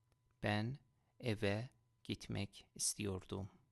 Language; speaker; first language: Turkish; non-native, fluent; Persian